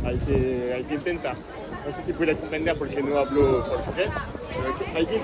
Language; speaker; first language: Spanish; non-native, learner; French